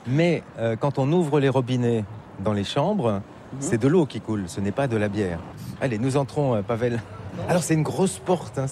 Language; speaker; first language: French; native; French